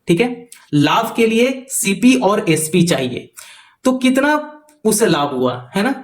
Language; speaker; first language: Hindi; native; Hindi